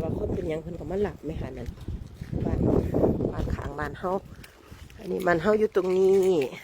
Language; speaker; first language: Thai; native; Thai